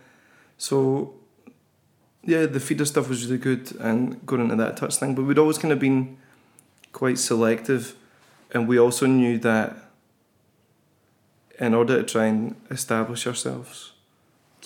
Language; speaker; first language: English; native; English